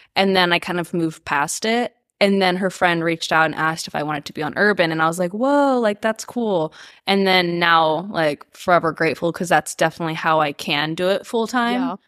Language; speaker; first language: English; early bilingual, other home language; Spanish